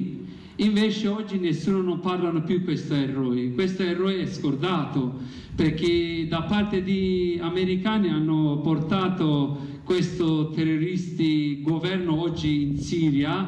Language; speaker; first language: Italian; non-native, learner; Kurdish